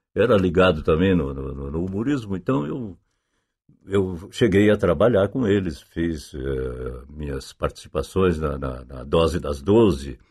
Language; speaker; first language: Portuguese; native; Portuguese